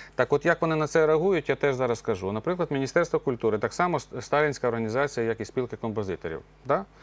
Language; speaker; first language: Ukrainian; native; Ukrainian